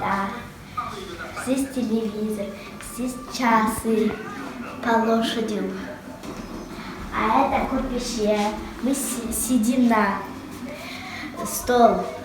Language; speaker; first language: Russian; non-native, local second language; Kazakh